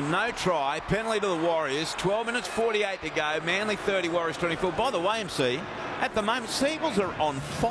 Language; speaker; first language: English; native; English